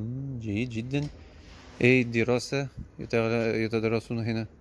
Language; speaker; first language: Arabic; non-native, learner; Tatar